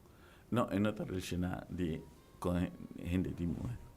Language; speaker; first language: Spanish; non-native, local second language; Papiamento